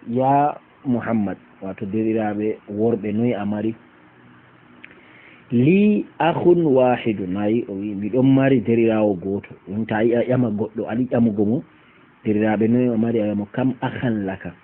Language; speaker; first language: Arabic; non-native, fluent; Fula